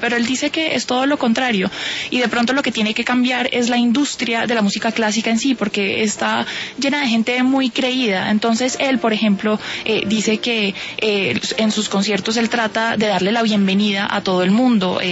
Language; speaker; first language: Spanish; native; Spanish